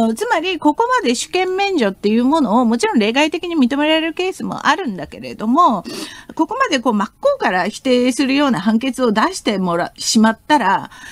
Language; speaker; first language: Japanese; non-native, fluent; Korean